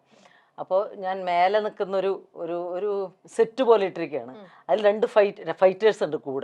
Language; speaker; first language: Malayalam; native; Malayalam